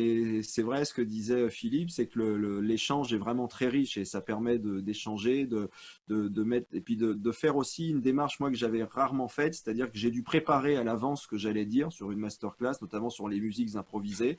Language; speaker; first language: French; native; French